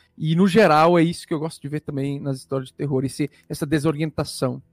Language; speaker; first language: Portuguese; early bilingual, other home language; Italian